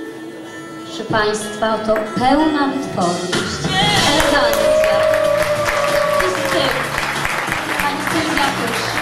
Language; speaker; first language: Polish; native; Polish